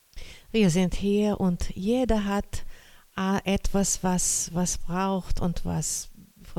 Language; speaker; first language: German; non-native, learner; Portuguese